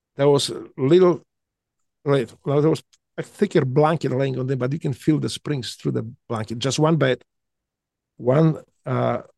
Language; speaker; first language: English; non-native, fluent; Polish